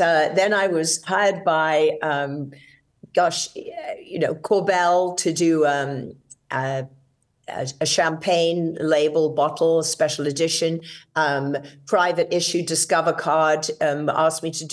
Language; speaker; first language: English; native; English